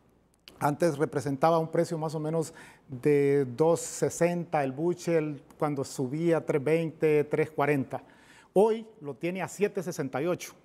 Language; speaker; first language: Spanish; native; Spanish